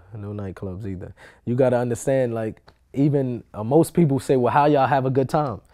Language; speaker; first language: English; native; English